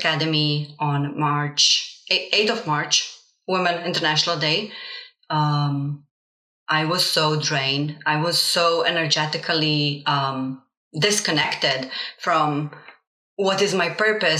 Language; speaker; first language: English; non-native, fluent; Slovenian